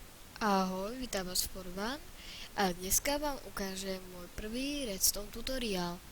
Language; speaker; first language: Slovak; native; Slovak